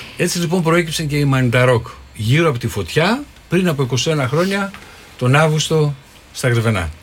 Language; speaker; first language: Greek; native; Greek